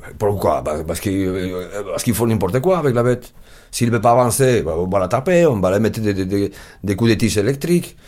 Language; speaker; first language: French; non-native, fluent; Spanish